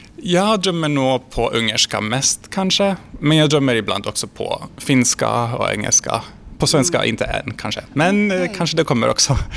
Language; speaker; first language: Swedish; non-native, fluent; Hungarian